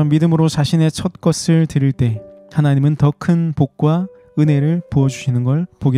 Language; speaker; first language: Korean; native; Korean